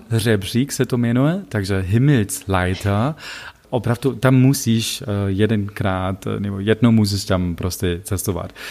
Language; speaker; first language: Czech; non-native, learner; German